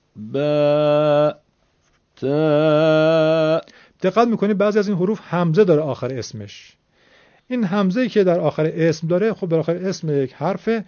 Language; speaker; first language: Persian; native; Persian